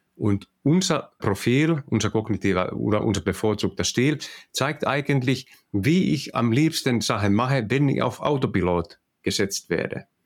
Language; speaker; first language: German; non-native, fluent; Finnish